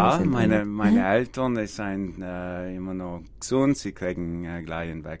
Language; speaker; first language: German; non-native, learner; English